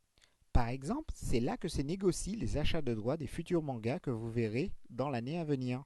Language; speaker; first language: French; native; French